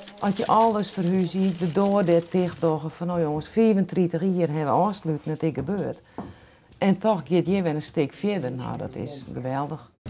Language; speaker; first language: Dutch; non-native, local second language; Western Frisian